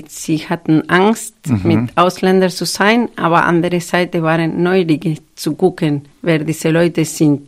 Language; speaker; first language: German; non-native, fluent; Spanish